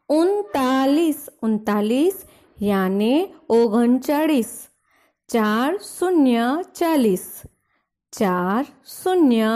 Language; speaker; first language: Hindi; non-native, local second language; Gujarati